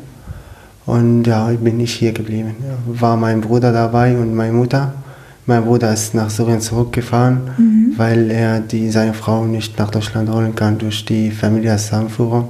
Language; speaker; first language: German; non-native, learner; Arabic